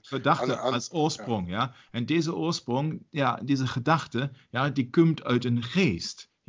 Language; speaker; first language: Dutch; non-native, learner; German